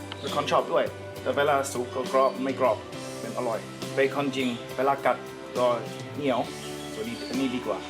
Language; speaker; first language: Thai; non-native, learner; English